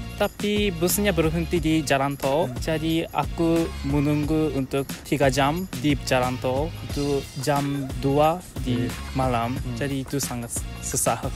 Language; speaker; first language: Indonesian; non-native, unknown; Japanese